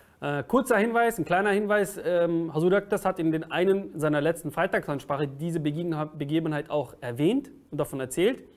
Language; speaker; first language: German; native; German